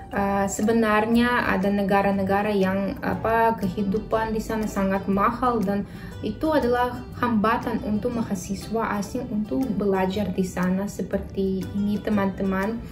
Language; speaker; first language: Indonesian; non-native, fluent; Russian